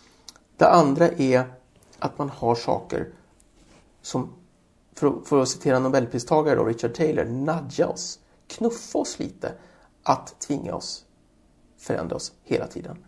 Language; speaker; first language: Swedish; native; Swedish